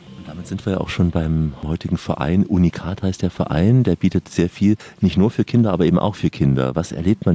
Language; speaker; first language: German; native; German